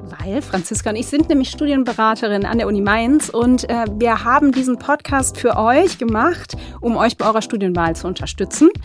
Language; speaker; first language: German; native; German